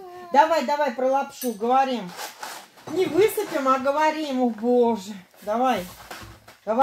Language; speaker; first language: Russian; native; Russian